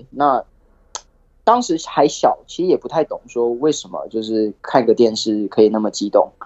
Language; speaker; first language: Chinese; early bilingual, heritage; Chinese